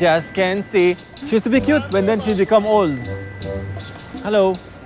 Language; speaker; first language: English; non-native, fluent; Hebrew